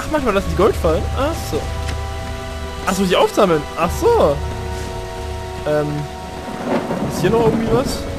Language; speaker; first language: German; native; German